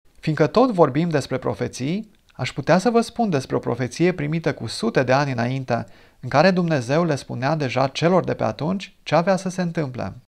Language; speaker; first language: Romanian; non-native, fluent; English